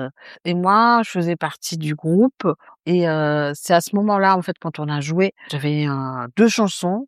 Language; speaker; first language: French; non-native, local second language; Arabic